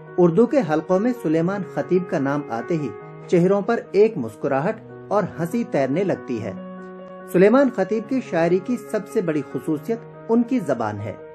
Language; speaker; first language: Urdu; native; Urdu